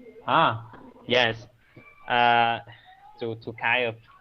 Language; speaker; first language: English; non-native, learner; Vietnamese